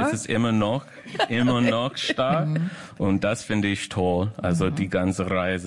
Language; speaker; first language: German; non-native, fluent; English